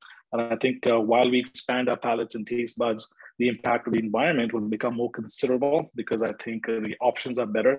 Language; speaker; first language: English; non-native, local second language; Hindi